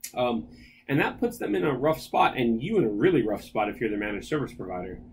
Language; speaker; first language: English; native; English